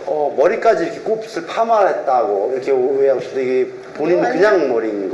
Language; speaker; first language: Korean; native; Korean